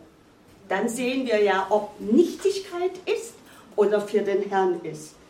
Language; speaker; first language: German; non-native, fluent; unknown